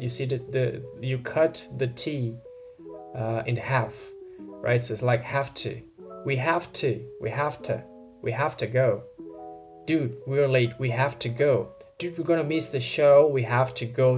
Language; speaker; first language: English; non-native, fluent; Portuguese